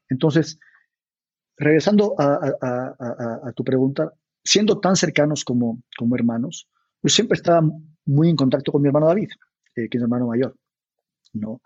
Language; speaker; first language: Spanish; native; Spanish